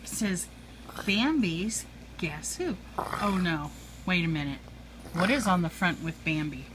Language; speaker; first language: English; native; English